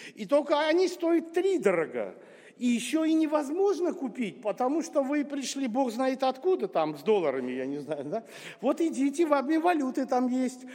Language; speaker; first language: Russian; non-native, local second language; Armenian